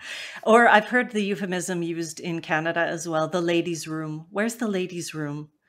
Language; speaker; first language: English; native; English